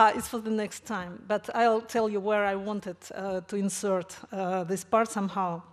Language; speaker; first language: English; non-native, fluent; Russian